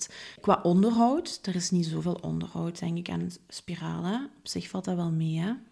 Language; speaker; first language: Dutch; native; Dutch